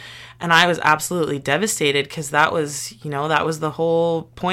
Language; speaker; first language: English; native; English